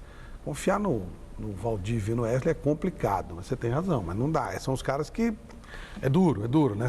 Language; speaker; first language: Portuguese; native; Portuguese